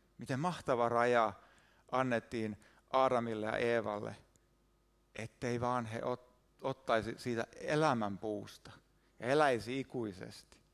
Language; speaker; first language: Finnish; native; Finnish